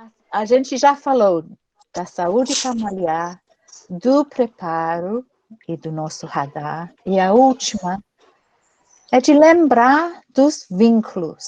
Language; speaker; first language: Portuguese; non-native, fluent; English